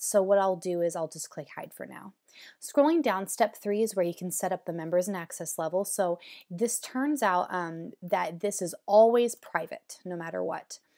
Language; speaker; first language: English; native; English